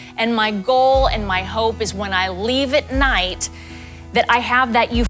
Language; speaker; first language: English; native; English